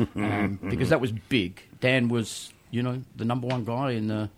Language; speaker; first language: English; native; English